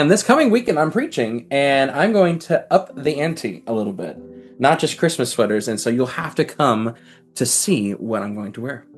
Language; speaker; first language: English; native; English